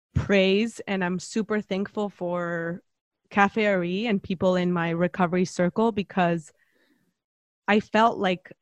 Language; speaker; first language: English; non-native, fluent; Spanish